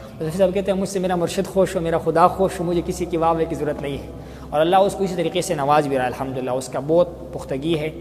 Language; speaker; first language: Urdu; non-native, local second language; Pashto